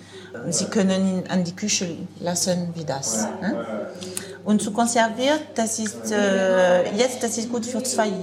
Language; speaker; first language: German; non-native, learner; French